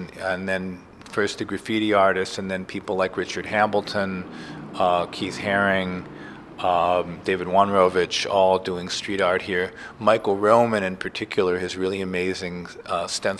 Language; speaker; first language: English; native; English